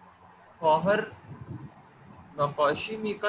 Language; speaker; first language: Persian; non-native, learner; Urdu